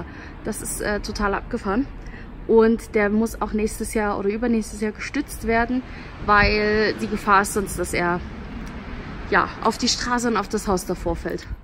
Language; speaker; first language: German; native; German